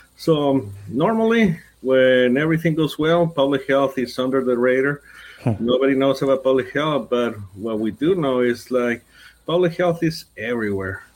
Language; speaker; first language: English; non-native, fluent; Spanish